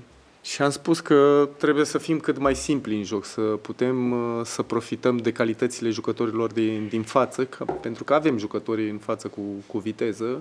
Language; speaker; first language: Romanian; non-native, fluent; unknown